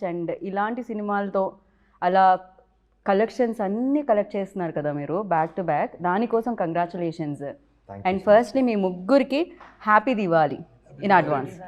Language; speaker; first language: Telugu; native; Telugu